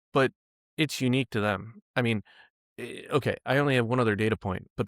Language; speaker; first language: English; native; English